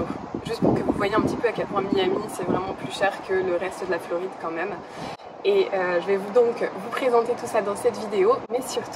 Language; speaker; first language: French; native; French